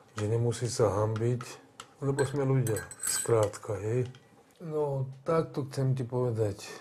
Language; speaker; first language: Slovak; non-native, local second language; Hungarian